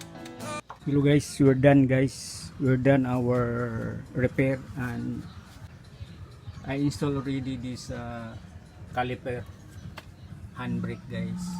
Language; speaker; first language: English; non-native, local second language; Filipino